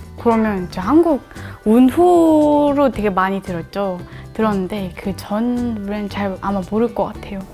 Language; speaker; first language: Korean; non-native, fluent; Mongolian